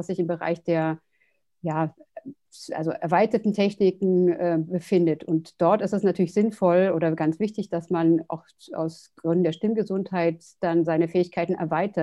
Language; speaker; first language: German; native; German